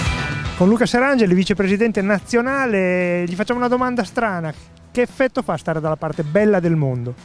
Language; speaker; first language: Italian; native; Italian